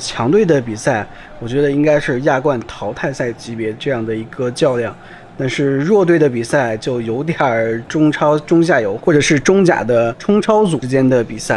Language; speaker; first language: Chinese; native; Chinese